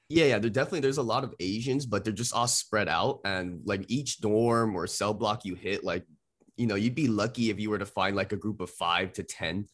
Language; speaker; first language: English; native; English